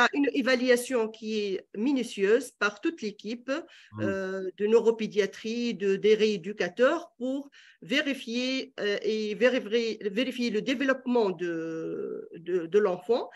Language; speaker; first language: French; non-native, local second language; Arabic